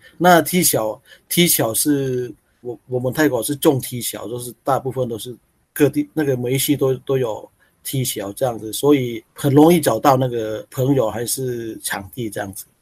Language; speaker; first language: Chinese; non-native, learner; Thai